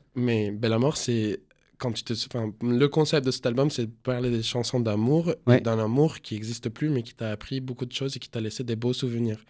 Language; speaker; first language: French; non-native, fluent; Spanish